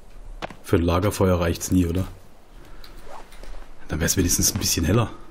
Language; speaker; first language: German; native; German